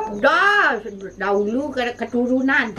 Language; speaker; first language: Indonesian; non-native, local second language; Balinese